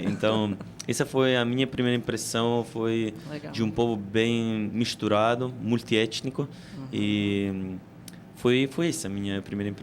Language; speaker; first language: Portuguese; non-native, fluent; Italian